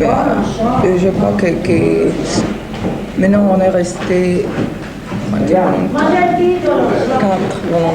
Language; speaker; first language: French; non-native, learner; Italian